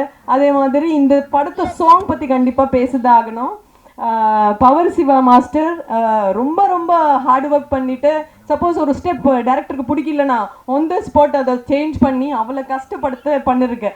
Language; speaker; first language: Tamil; non-native, fluent; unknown